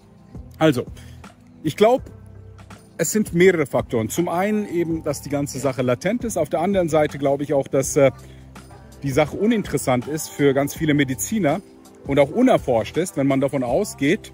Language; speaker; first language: German; native; German